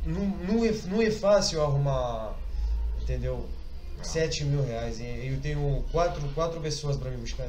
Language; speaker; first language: Portuguese; non-native, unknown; Arabic